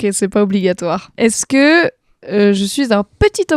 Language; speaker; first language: French; native; French